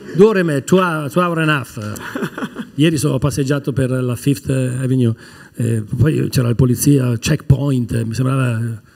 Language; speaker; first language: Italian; native; Italian